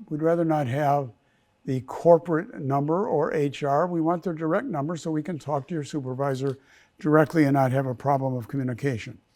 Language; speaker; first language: English; native; English